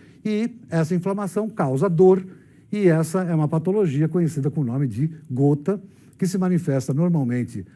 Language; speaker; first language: Portuguese; native; Portuguese